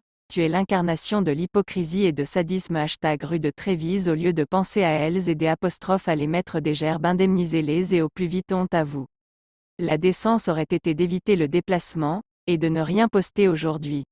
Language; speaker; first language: French; native; French